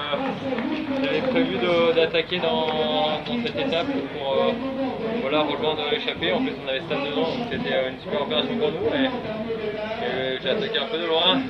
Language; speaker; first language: French; native; French